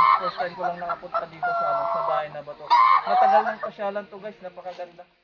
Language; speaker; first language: Filipino; non-native, local second language; Iloko